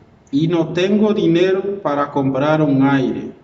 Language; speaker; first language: Spanish; non-native, fluent; Haitian Creole